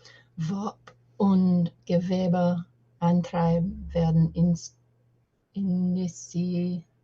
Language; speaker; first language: German; non-native, learner; English